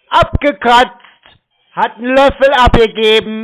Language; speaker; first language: German; native; German